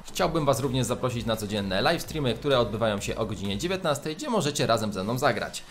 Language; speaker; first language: Polish; native; Polish